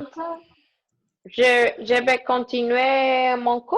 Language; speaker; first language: French; non-native, learner; Spanish